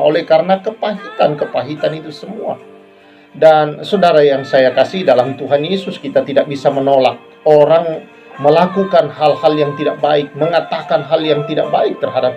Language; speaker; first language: Indonesian; native; Indonesian